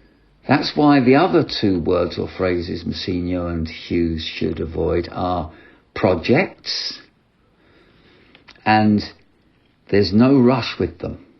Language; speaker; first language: English; native; English